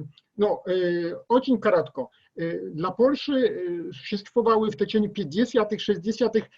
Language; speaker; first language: Russian; non-native, learner; Polish